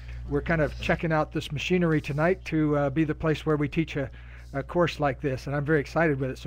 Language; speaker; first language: English; native; English